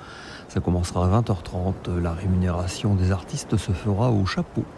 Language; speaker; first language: French; native; French